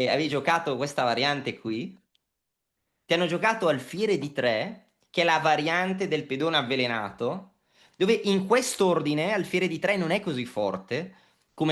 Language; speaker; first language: Italian; native; Italian